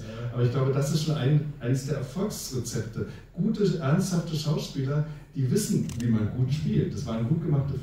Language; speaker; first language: German; native; German